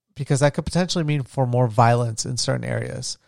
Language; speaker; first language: English; early bilingual, other home language; Spanish